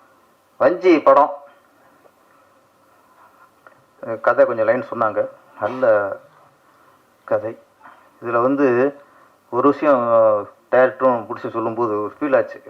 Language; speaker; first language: Tamil; native; Tamil